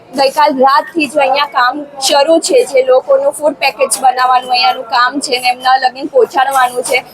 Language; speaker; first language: Gujarati; non-native, local second language; Sindhi